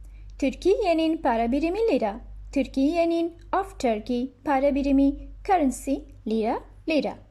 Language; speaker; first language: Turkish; non-native, fluent; Bangla